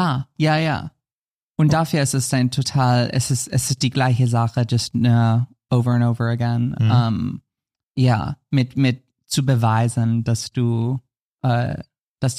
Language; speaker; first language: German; non-native, fluent; English